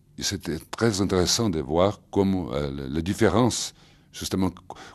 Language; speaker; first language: French; non-native, fluent; Portuguese